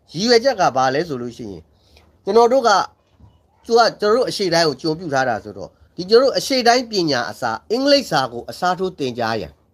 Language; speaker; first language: Burmese; native; Burmese